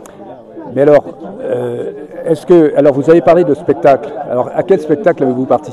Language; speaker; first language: French; native; French